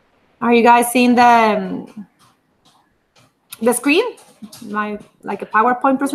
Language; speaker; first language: English; non-native, fluent; Spanish